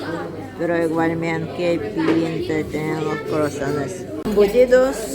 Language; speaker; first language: Spanish; non-native, fluent; Russian